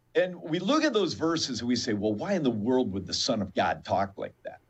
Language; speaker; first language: English; native; English